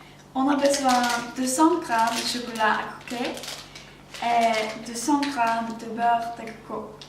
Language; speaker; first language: French; non-native, learner; Swedish